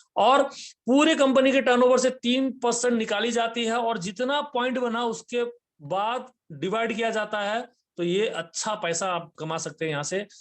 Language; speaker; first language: Hindi; non-native, local second language; Nepali